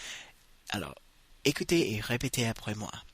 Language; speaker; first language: French; non-native, fluent; English